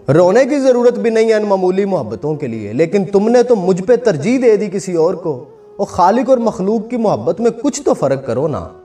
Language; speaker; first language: Urdu; non-native, local second language; Punjabi